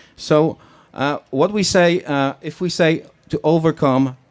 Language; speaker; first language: English; non-native, fluent; Polish